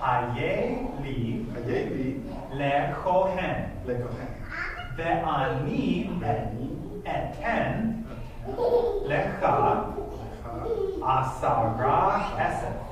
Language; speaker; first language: Hebrew; non-native, fluent; English